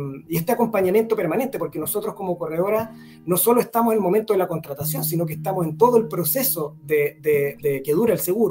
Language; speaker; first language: Spanish; native; Spanish